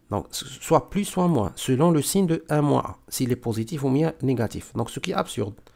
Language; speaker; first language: French; non-native, local second language; Arabic